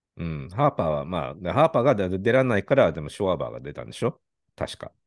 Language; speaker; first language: Japanese; native; Japanese